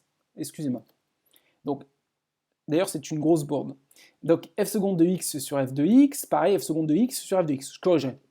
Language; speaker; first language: French; native; French